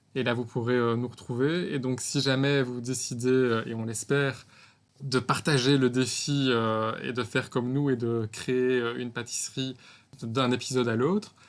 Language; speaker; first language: French; native; French